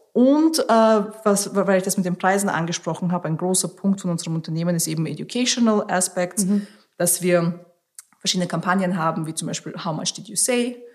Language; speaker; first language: German; early bilingual, other home language; Russian